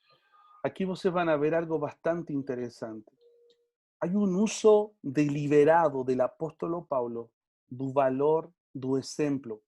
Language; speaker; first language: Portuguese; non-native, learner; Spanish